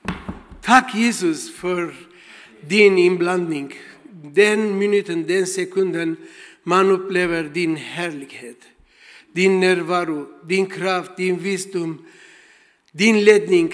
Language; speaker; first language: Swedish; non-native, learner; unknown